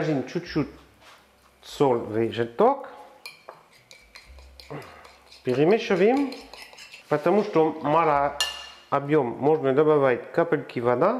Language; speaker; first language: Russian; non-native, learner; French